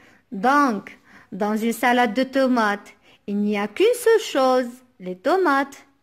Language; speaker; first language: French; non-native, local second language; Arabic